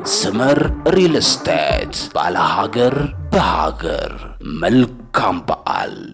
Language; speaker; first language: Amharic; native; Amharic